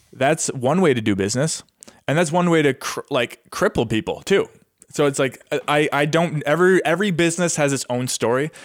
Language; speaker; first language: English; native; English